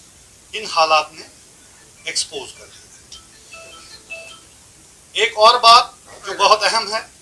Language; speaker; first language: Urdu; non-native, local second language; Kashmiri